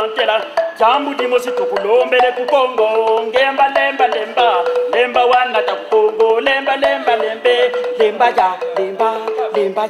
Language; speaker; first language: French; non-native, local second language; Kongo